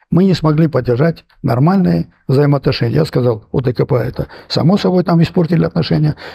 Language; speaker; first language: Russian; non-native, local second language; Armenian